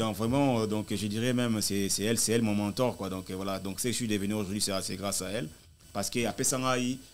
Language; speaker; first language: French; non-native, local second language; Lingala